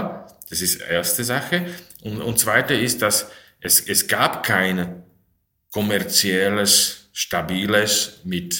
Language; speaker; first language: German; non-native, fluent; Slovak